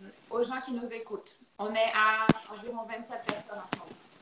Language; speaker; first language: French; native; French